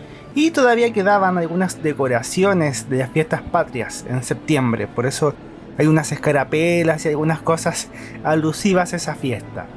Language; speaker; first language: Spanish; native; Spanish